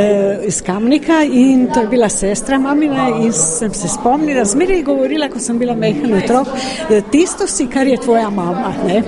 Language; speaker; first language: Slovenian; non-native, learner; Croatian